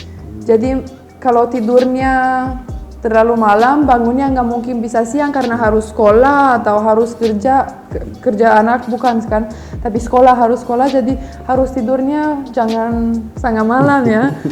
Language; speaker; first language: Indonesian; non-native, fluent; Romanian